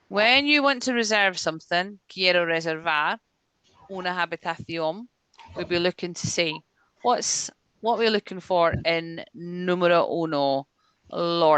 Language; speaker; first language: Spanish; non-native, fluent; English